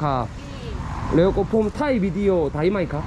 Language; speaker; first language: Thai; non-native, learner; Korean